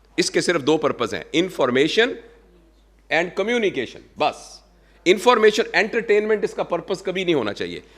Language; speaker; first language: Urdu; non-native, local second language; Punjabi